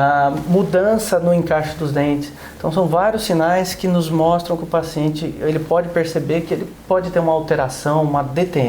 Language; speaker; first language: Portuguese; native; Portuguese